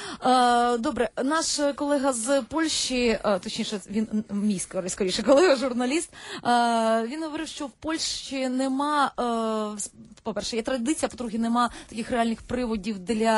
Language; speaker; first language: Ukrainian; native; Ukrainian